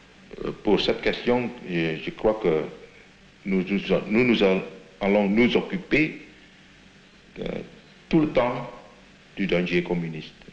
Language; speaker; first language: French; non-native, fluent; Indonesian